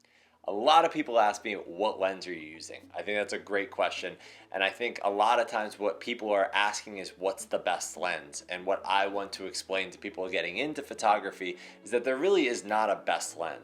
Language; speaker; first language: English; native; English